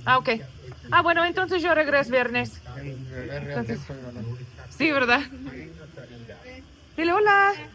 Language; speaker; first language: Spanish; non-native, learner; English